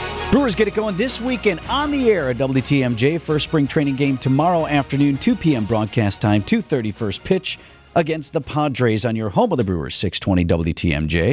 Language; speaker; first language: English; native; English